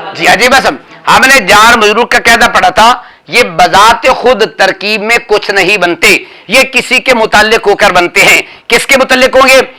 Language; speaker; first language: Urdu; non-native, local second language; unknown